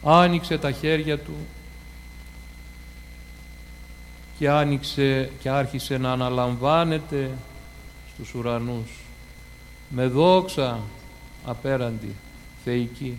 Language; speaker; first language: Greek; native; Greek